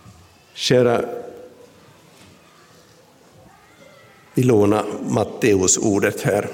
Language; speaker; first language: Swedish; non-native, local second language; Finnish